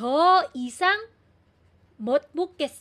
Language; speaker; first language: Korean; non-native, fluent; Filipino